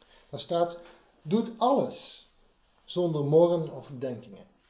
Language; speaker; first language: Dutch; native; Dutch